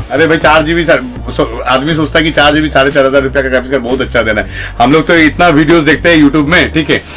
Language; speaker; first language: Hindi; non-native, local second language; Bangla